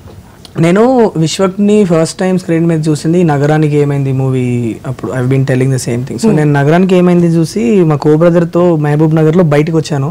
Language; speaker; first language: Telugu; native; Telugu